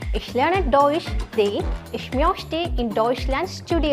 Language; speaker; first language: German; non-native, fluent; Malayalam